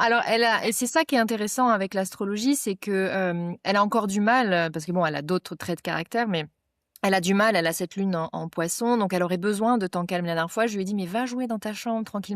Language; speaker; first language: French; native; French